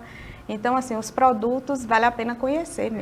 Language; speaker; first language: Portuguese; native; Portuguese